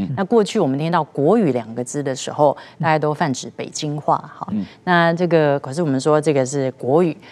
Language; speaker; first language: Chinese; native; Chinese